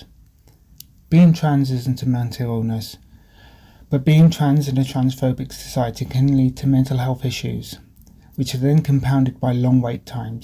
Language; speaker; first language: English; native; English